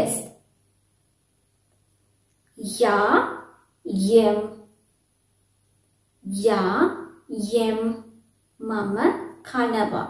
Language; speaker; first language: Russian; non-native, learner; Sinhala